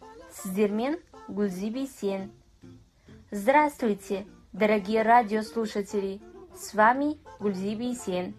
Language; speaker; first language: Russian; non-native, fluent; Kazakh